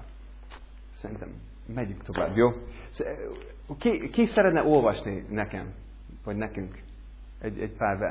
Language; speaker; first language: Hungarian; non-native, learner; English